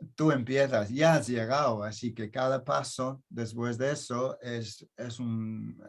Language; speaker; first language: Spanish; non-native, fluent; English